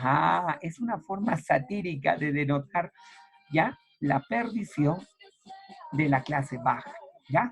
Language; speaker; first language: Spanish; native; Spanish